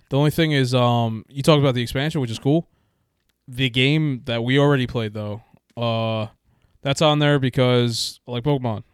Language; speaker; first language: English; native; English